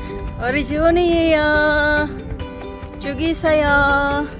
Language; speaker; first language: Korean; non-native, local second language; Filipino